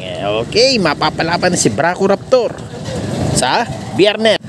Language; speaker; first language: Filipino; native; Filipino